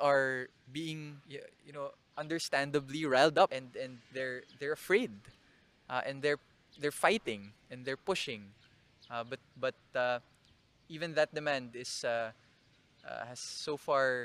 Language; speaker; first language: English; non-native, local second language; Bikol